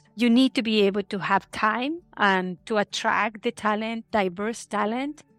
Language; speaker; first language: English; non-native, fluent; Spanish